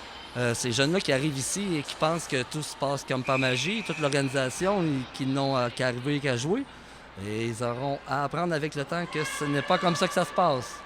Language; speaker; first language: French; native; French